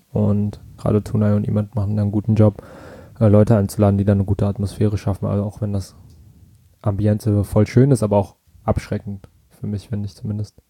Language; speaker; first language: German; native; German